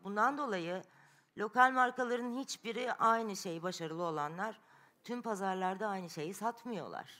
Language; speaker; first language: Turkish; native; Turkish